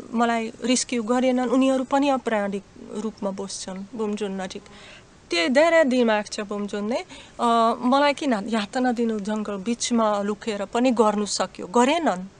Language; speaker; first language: Nepali; non-native, learner; Slovak